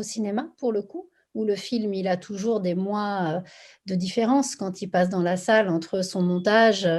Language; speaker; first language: French; native; French